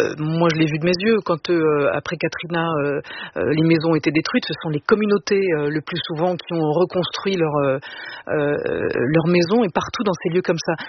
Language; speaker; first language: French; native; French